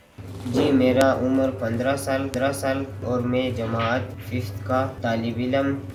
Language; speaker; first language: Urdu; non-native, local second language; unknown